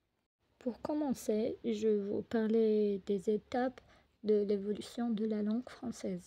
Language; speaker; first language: French; non-native, local second language; Arabic